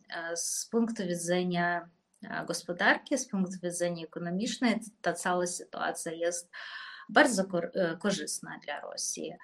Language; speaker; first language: Polish; non-native, fluent; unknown